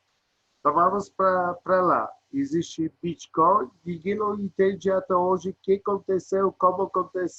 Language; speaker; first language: Portuguese; non-native, learner; Polish